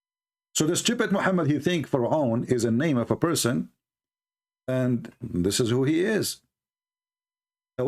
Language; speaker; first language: English; non-native, fluent; Arabic